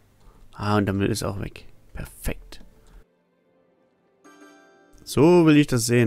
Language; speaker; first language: German; native; German